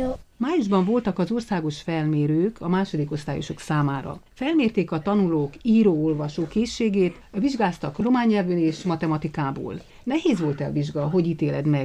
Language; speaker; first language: Hungarian; native; Hungarian